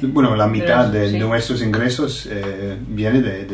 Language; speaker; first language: Spanish; non-native, fluent; English